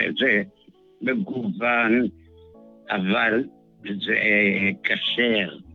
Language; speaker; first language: Hebrew; non-native, fluent; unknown